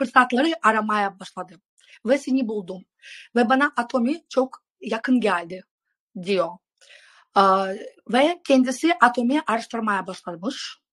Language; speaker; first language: Turkish; non-native, fluent; Russian